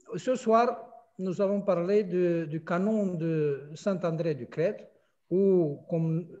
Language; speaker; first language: French; non-native, fluent; Russian